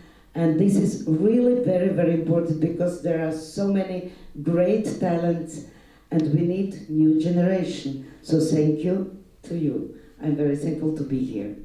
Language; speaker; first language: English; non-native, fluent; Russian